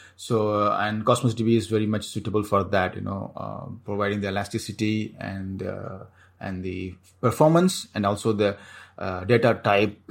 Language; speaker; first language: English; non-native, local second language; Tamil